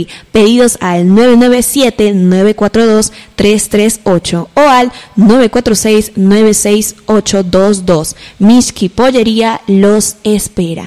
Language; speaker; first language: Spanish; native; Spanish